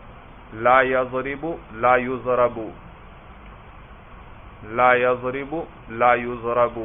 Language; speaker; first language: Arabic; non-native, fluent; Urdu